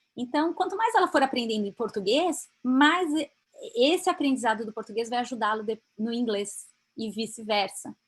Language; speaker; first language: Portuguese; native; Portuguese